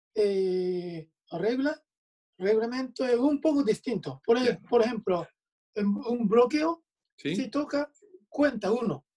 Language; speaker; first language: Spanish; non-native, fluent; Japanese